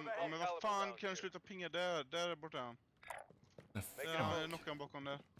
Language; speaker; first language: Swedish; native; Swedish